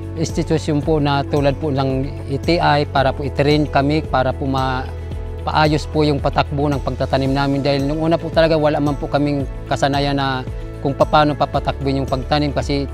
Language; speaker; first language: Filipino; non-native, local second language; Bikol